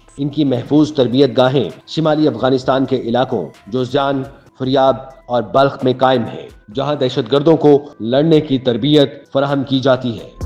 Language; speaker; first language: Urdu; native; Urdu